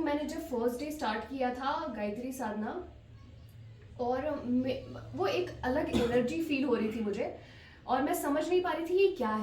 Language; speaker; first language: Hindi; native; Hindi